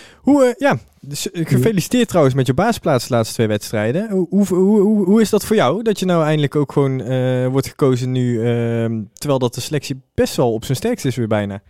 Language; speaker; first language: Dutch; native; Dutch